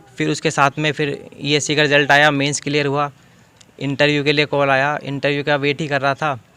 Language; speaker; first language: Hindi; native; Hindi